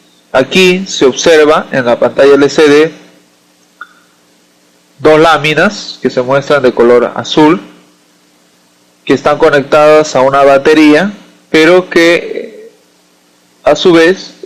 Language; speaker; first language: Spanish; native; Spanish